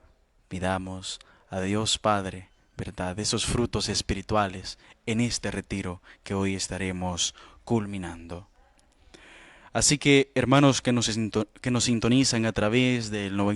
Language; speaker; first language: Spanish; native; Spanish